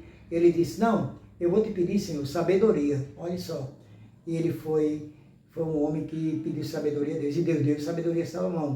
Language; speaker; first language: Portuguese; native; Portuguese